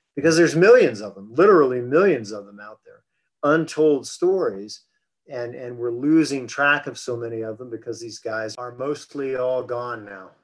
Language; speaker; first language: English; native; English